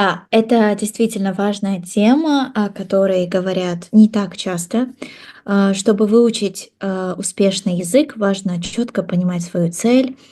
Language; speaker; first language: Russian; non-native, local second language; Kazakh